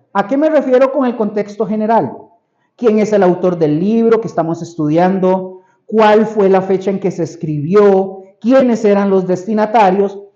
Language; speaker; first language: Spanish; native; Spanish